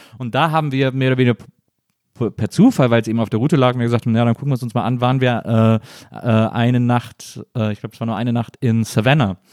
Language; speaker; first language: German; native; German